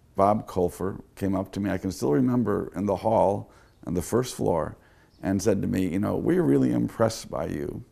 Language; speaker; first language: English; native; English